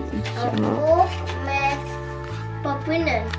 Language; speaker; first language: Dutch; non-native, learner; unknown